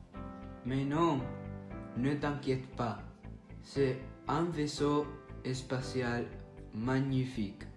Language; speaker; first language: French; non-native, learner; Spanish